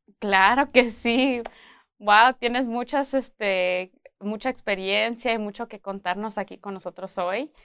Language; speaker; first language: Spanish; early bilingual, heritage; Spanish